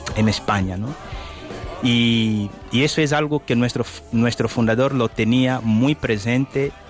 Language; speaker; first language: Spanish; non-native, fluent; Portuguese